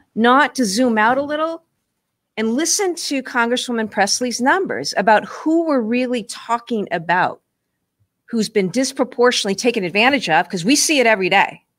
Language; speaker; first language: English; native; English